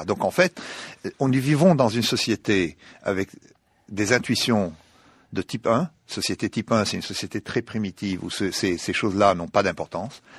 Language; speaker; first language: French; non-native, local second language; Arabic